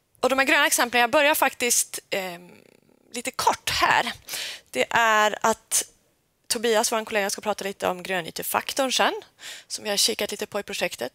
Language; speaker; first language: Swedish; native; Swedish